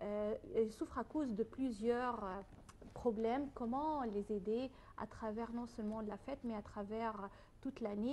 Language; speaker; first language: French; non-native, fluent; Arabic